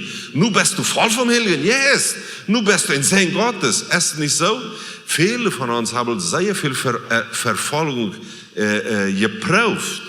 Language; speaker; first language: German; non-native, learner; Plautdietsch